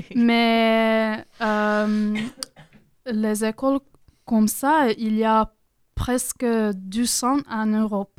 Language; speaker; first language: French; non-native, learner; Croatian